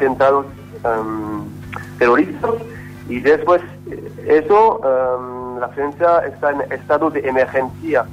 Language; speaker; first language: Spanish; non-native, learner; French